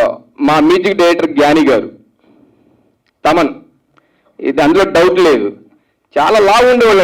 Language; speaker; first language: Telugu; native; Telugu